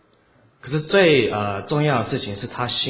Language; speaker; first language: Chinese; early bilingual, heritage; Chinese